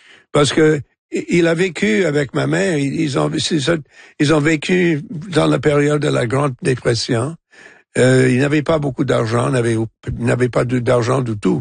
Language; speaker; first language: French; non-native, local second language; English